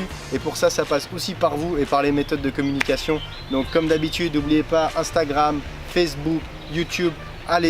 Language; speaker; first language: French; native; French